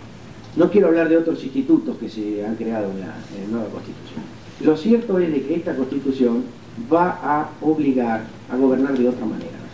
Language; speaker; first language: Spanish; native; Spanish